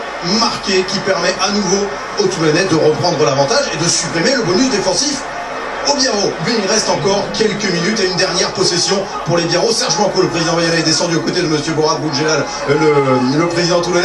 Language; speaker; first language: French; native; French